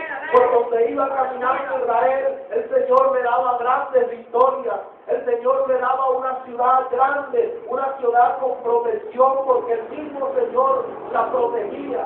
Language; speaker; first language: Spanish; native; Spanish